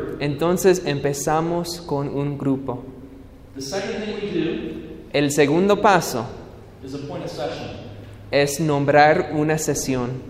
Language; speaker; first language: Spanish; non-native, learner; English